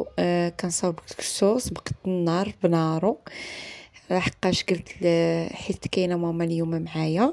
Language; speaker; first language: Arabic; native; Arabic